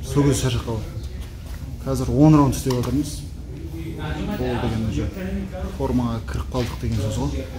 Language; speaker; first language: Kazakh; native; Kazakh